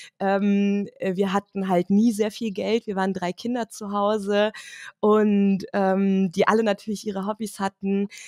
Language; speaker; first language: German; early bilingual, other home language; Turkish